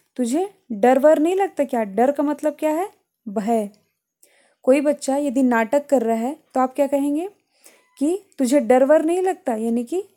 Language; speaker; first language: Hindi; native; Hindi